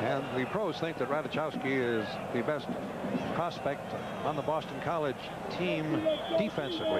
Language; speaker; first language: English; native; English